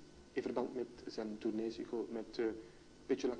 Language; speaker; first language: Dutch; native; Dutch